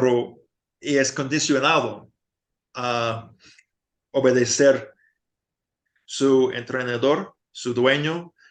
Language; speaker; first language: Spanish; non-native, fluent; English